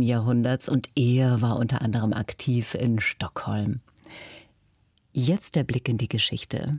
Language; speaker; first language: German; native; German